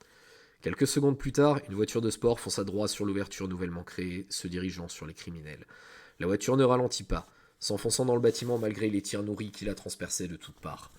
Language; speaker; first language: French; native; French